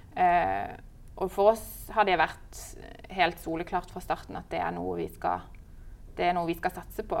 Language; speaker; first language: Norwegian; native; Norwegian